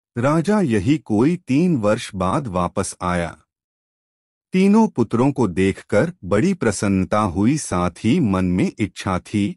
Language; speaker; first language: Hindi; native; Hindi